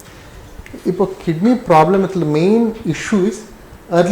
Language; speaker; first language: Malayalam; non-native, learner; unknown